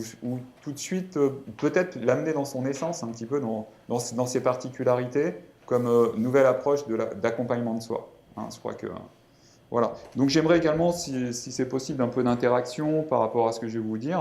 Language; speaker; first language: French; native; French